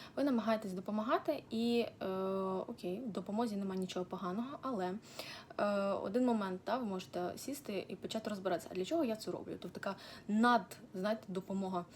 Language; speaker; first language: Ukrainian; non-native, local second language; Russian